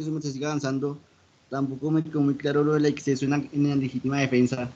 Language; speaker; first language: Spanish; native; Spanish